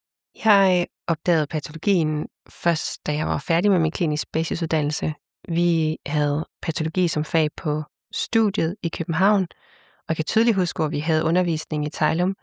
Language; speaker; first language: Danish; native; Danish